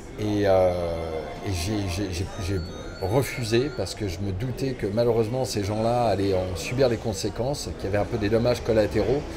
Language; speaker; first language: French; native; French